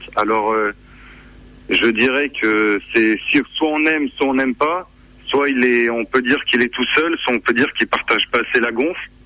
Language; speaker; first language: French; native; French